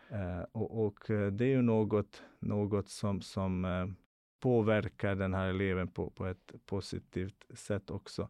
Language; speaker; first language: Swedish; non-native, fluent; Bosnian